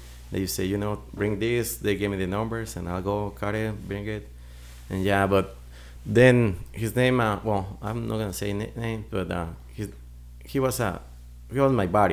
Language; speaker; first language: English; non-native, fluent; Spanish